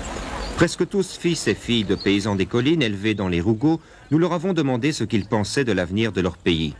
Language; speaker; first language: French; native; French